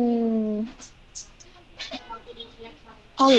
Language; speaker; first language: English; non-native, learner; Chinese